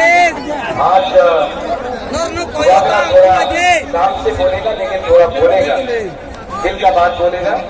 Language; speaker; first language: Hindi; non-native, local second language; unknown